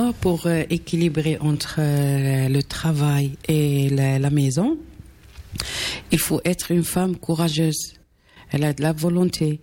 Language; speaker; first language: French; non-native, local second language; Arabic